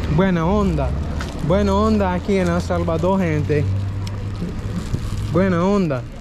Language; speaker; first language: Spanish; non-native, learner; English